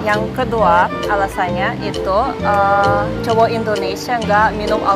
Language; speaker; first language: Indonesian; non-native, fluent; Russian